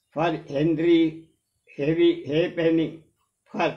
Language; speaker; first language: English; non-native, local second language; Telugu